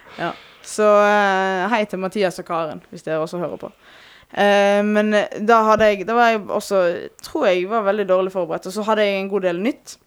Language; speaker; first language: Norwegian; native; Norwegian